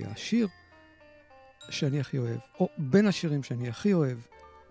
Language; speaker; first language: Hebrew; native; Hebrew